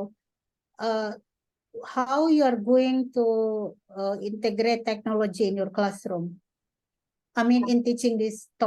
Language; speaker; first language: English; non-native, fluent; Indonesian